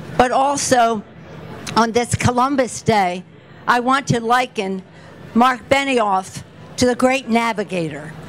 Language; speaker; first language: English; native; English